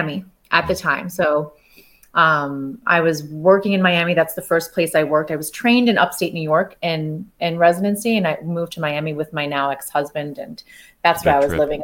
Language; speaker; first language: English; native; English